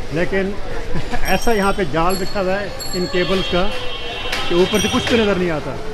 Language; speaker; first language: Urdu; non-native, local second language; Punjabi